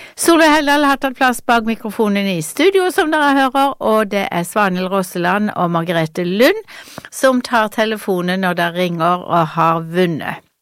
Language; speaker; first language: Norwegian; native; Norwegian